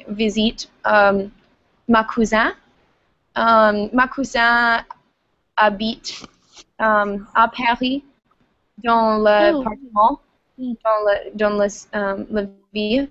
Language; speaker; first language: French; non-native, learner; English